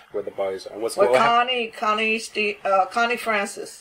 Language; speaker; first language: English; native; English